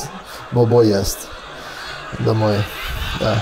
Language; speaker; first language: Russian; non-native, learner; Portuguese